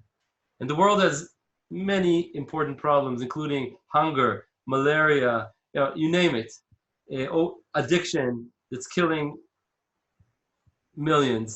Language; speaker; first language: English; non-native, fluent; Hebrew